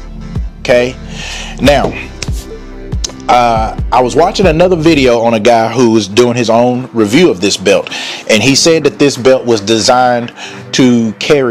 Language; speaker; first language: English; native; English